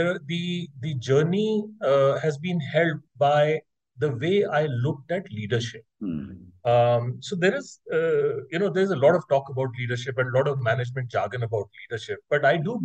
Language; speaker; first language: English; non-native, local second language; Hindi